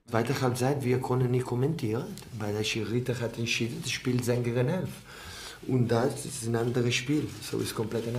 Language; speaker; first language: German; non-native, learner; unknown